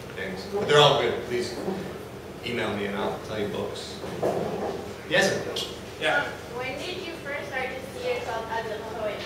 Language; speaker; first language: English; native; English